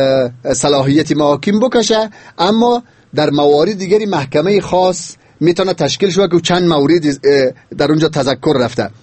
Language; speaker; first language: Persian; native; Persian